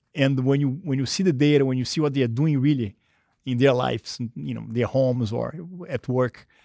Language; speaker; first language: English; non-native, fluent; Portuguese